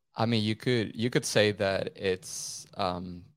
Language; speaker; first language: English; non-native, fluent; Spanish